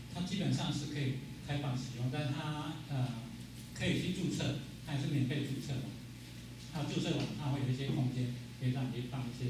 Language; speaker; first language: Chinese; native; Chinese